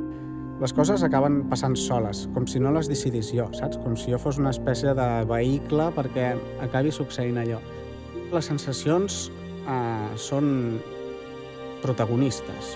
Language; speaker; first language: Catalan; native; Catalan